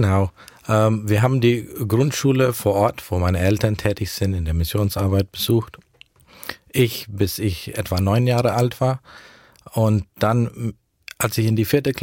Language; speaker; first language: German; early bilingual, heritage; German